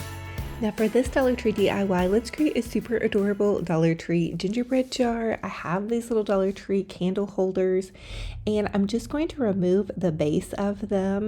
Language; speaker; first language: English; native; English